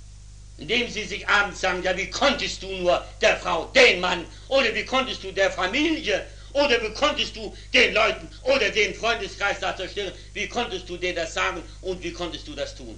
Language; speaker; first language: German; native; German